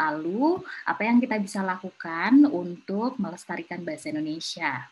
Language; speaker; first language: Indonesian; native; Indonesian